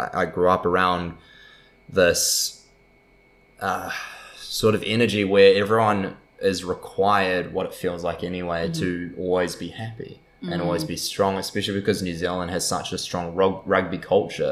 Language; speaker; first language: English; native; English